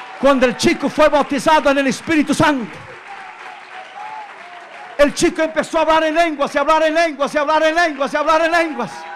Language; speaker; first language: Spanish; non-native, fluent; Portuguese